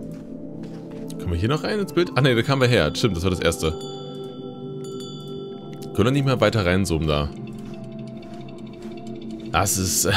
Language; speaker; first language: German; native; German